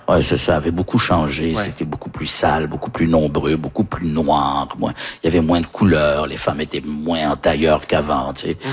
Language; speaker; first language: French; early bilingual, heritage; French